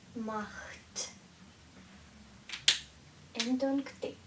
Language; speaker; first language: German; non-native, fluent; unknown